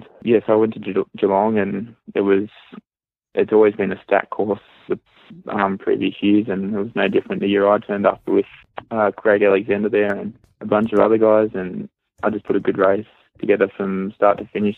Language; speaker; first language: English; native; English